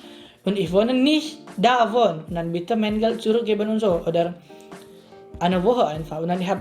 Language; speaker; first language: German; non-native, learner; Indonesian